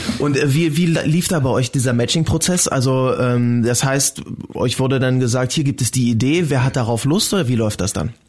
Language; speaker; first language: German; native; German